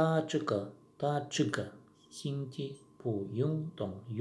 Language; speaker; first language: Chinese; non-native, learner; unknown